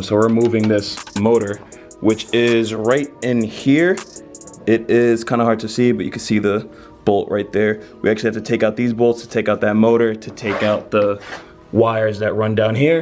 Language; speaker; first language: English; native; English